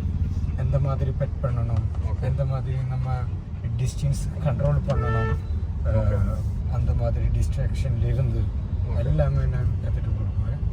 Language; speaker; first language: Tamil; non-native, learner; Malayalam